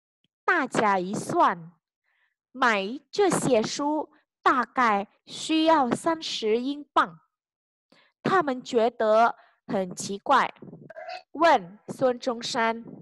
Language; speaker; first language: Chinese; non-native, fluent; Indonesian